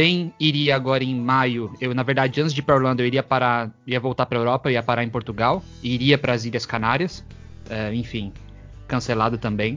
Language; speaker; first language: Portuguese; native; Portuguese